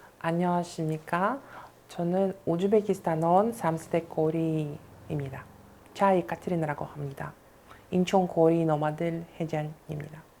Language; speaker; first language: Korean; early bilingual, other home language; Russian